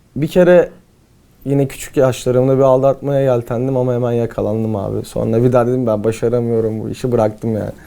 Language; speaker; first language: Turkish; native; Turkish